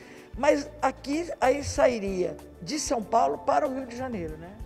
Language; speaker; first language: Portuguese; native; Portuguese